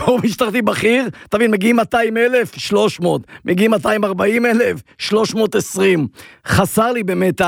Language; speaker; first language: Hebrew; native; Hebrew